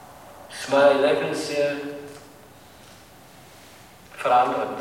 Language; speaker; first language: Dutch; non-native, learner; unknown